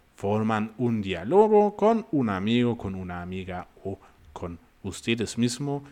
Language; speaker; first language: Spanish; non-native, fluent; German